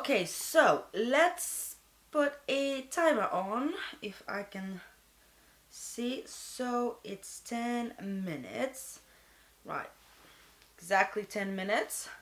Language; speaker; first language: English; non-native, fluent; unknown